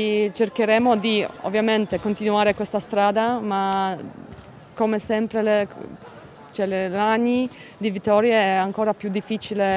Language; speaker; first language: Italian; non-native, fluent; Polish